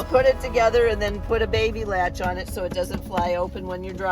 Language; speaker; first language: English; native; English